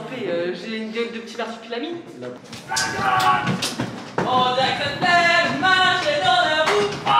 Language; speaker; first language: French; native; French